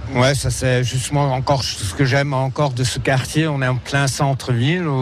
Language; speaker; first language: French; non-native, fluent; German